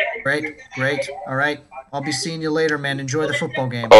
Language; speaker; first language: English; native; English